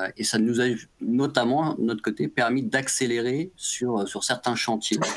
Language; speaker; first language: French; native; French